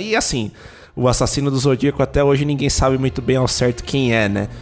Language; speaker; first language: Portuguese; native; Portuguese